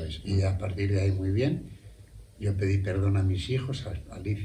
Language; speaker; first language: Spanish; native; Spanish